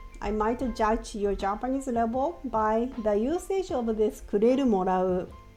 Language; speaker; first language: English; non-native, fluent; Japanese